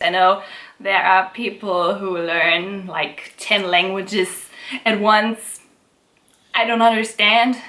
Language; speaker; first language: English; non-native, fluent; German